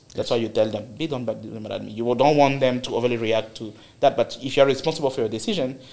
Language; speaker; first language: English; non-native, fluent; French